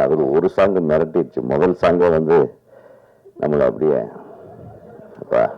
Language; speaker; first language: Tamil; native; Tamil